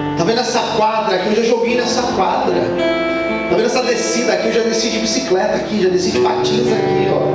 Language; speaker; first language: Portuguese; native; Portuguese